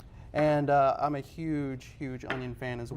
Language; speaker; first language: English; native; English